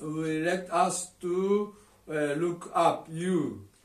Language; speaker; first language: English; non-native, learner; Japanese